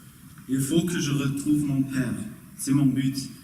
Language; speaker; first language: French; non-native, learner; German